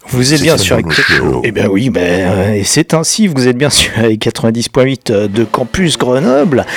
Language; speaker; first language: French; native; French